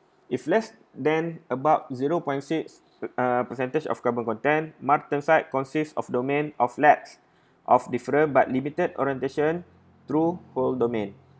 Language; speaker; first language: English; non-native, local second language; Malay